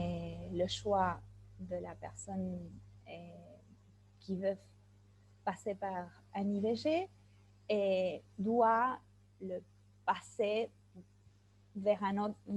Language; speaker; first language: French; non-native, fluent; Spanish